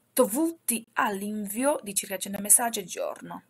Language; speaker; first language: Italian; non-native, fluent; Chinese